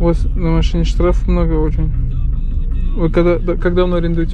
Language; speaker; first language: Russian; native; Russian